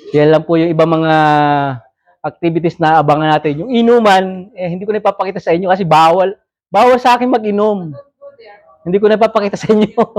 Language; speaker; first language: Filipino; native; Filipino